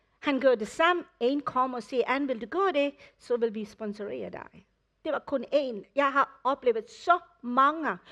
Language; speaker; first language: Danish; non-native, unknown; English